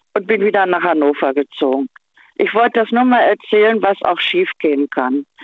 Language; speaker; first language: German; native; German